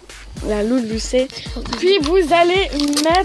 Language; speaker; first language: French; native; French